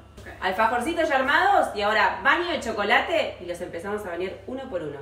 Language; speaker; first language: Spanish; native; Spanish